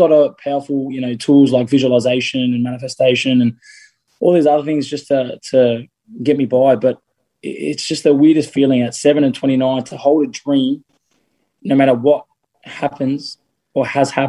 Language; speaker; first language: English; native; English